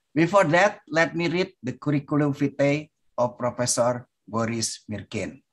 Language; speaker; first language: English; non-native, fluent; Indonesian